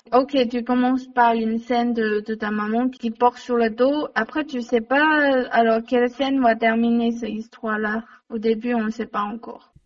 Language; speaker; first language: French; non-native, learner; Chinese